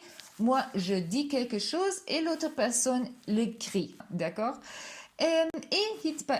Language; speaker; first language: French; non-native, fluent; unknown